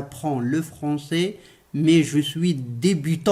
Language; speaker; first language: French; non-native, local second language; Arabic